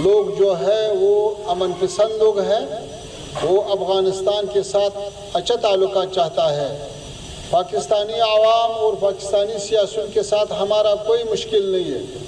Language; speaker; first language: Hindi; non-native, fluent; Pashto